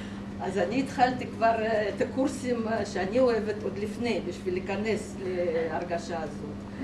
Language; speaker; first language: Hebrew; non-native, fluent; Russian